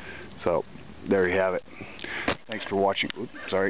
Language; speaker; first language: English; native; English